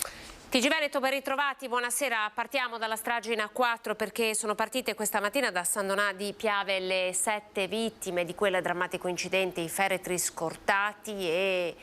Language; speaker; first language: Italian; native; Italian